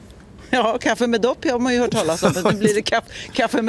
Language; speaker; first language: Swedish; native; Swedish